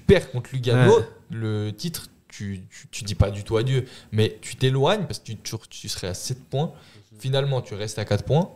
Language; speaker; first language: French; native; French